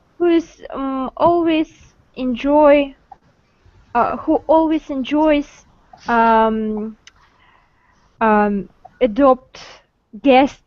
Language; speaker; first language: English; non-native, learner; Russian